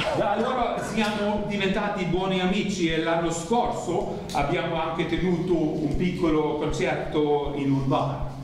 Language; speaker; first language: Italian; non-native, learner; German